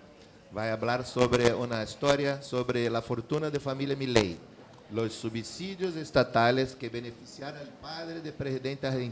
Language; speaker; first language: Spanish; non-native, fluent; Portuguese